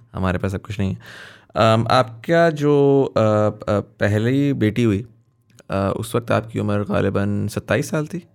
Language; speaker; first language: Urdu; native; Urdu